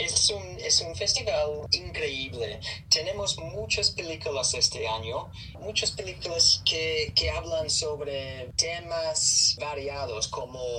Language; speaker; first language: Spanish; non-native, learner; English